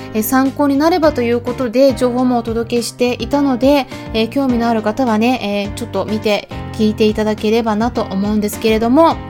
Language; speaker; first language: Japanese; native; Japanese